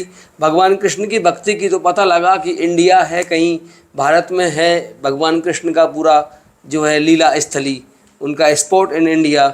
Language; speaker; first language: Hindi; native; Hindi